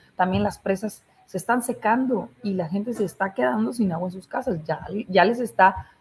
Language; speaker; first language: Spanish; native; Spanish